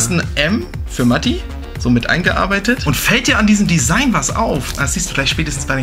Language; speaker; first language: German; native; German